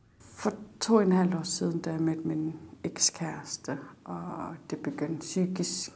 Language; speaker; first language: Danish; non-native, local second language; Kalaallisut